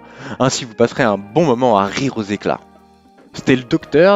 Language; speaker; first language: French; native; French